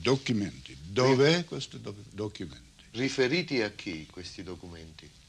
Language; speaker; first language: Italian; non-native, learner; English